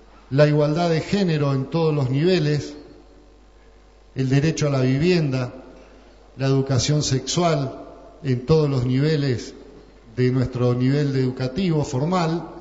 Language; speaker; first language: Spanish; native; Spanish